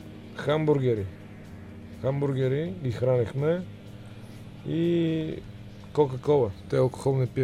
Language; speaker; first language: Bulgarian; native; Bulgarian